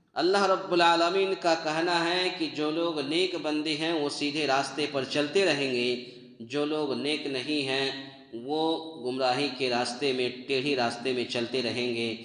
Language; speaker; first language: Urdu; native; Urdu